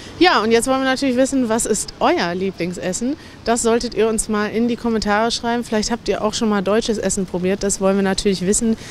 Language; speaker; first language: German; native; German